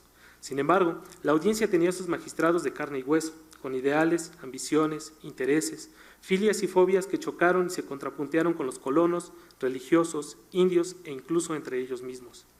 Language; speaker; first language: Spanish; native; Spanish